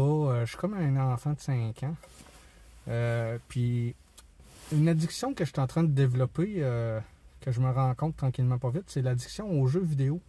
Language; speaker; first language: French; native; French